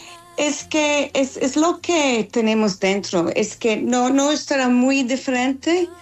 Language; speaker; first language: Spanish; non-native, fluent; English